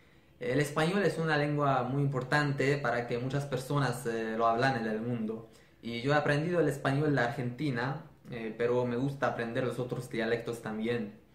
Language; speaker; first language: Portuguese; non-native, fluent; Persian